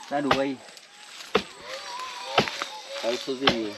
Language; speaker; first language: Portuguese; non-native, learner; Vietnamese